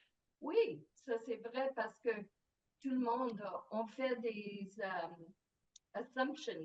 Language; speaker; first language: French; non-native, fluent; English